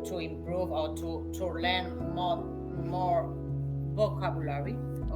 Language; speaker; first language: English; non-native, learner; Spanish